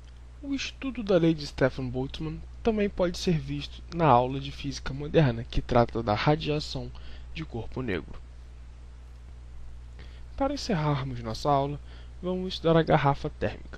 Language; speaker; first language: Portuguese; native; Portuguese